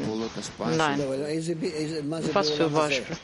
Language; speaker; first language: German; non-native, fluent; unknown